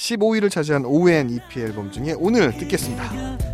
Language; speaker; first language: Korean; native; Korean